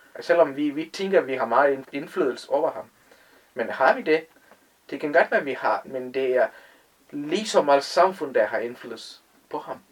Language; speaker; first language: Danish; non-native, fluent; Tamil